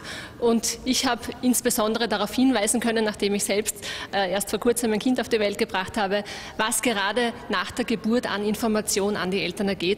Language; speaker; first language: German; native; German